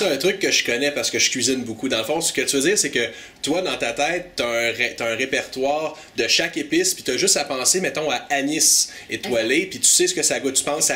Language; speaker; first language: French; native; French